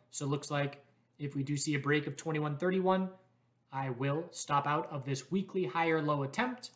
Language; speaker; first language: English; native; English